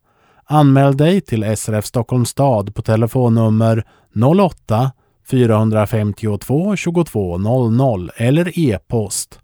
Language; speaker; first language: Swedish; native; Swedish